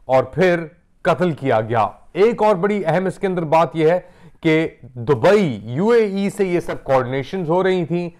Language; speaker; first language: Urdu; native; Urdu